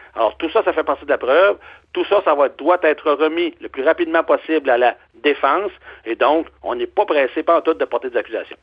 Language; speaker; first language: French; native; French